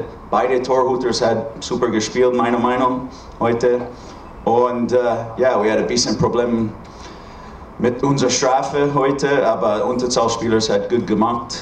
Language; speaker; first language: German; non-native, learner; English